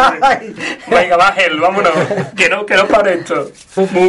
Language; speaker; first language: Spanish; native; Spanish